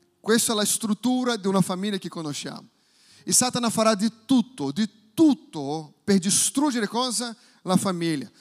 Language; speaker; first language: Italian; non-native, fluent; Portuguese